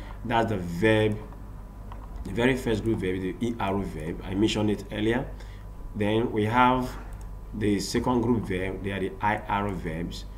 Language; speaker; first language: English; non-native, local second language; Yoruba